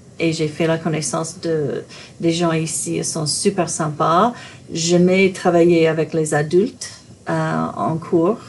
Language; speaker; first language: French; non-native, fluent; English